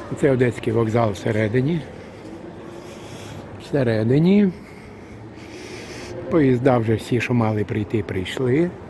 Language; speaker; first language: Ukrainian; non-native, local second language; Russian